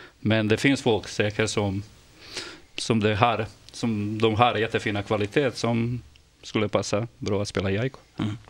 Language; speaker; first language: Swedish; non-native, fluent; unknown